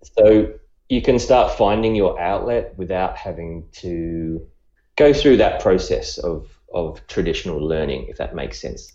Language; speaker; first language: English; native; English